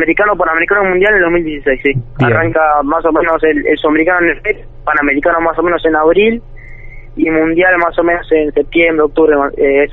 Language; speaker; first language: Spanish; native; Spanish